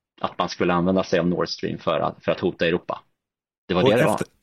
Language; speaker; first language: Swedish; native; Swedish